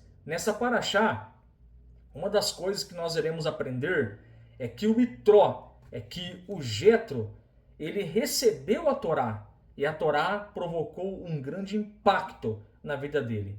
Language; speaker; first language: Portuguese; native; Portuguese